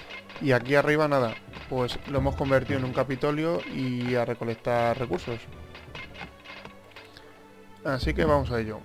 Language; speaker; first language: Spanish; native; Spanish